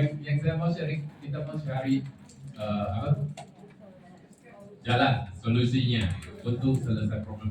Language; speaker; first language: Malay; non-native, local second language; Chinese